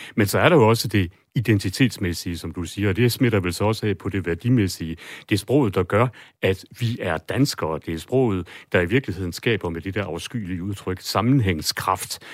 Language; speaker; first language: Danish; native; Danish